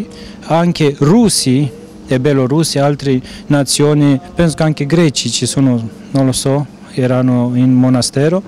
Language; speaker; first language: Italian; non-native, fluent; Romanian